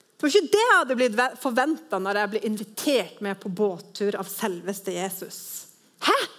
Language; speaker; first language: Norwegian; native; Norwegian